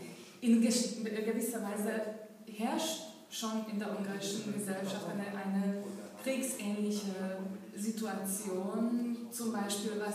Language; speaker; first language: German; non-native, fluent; Hungarian